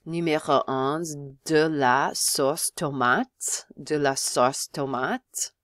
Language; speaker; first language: French; non-native, fluent; English